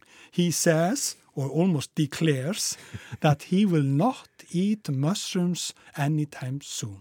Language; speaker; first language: English; non-native, fluent; Icelandic